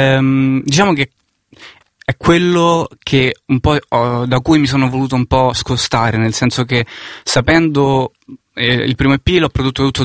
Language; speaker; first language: Italian; native; Italian